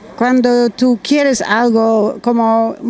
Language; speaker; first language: Spanish; non-native, learner; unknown